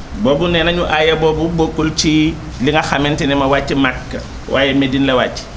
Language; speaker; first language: Wolof; native; Wolof